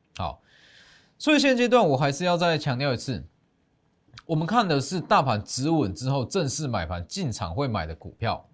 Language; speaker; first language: Chinese; native; Chinese